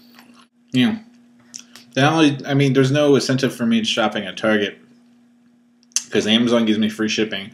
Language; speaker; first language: English; native; English